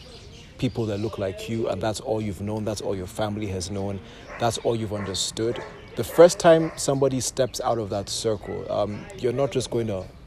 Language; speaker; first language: English; non-native, local second language; Yoruba